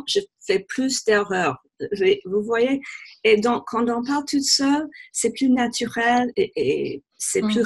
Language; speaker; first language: French; non-native, fluent; English